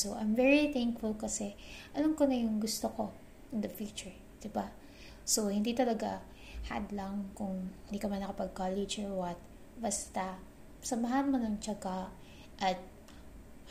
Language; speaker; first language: English; non-native, local second language; Filipino